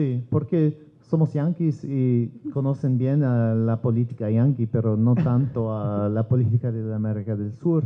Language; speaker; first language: Spanish; non-native, learner; English